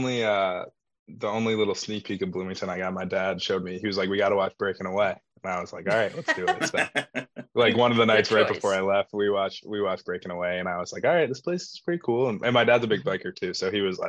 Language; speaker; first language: English; native; English